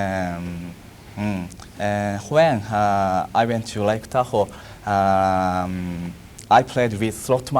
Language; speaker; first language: English; non-native, fluent; Japanese